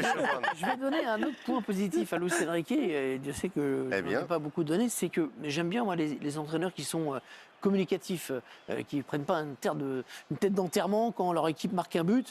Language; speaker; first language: French; native; French